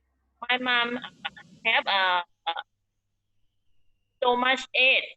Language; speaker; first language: English; non-native, learner; Thai